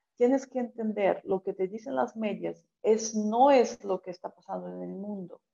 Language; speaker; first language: Spanish; non-native, fluent; Ukrainian